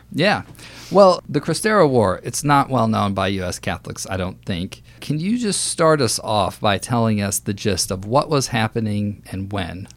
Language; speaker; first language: English; native; English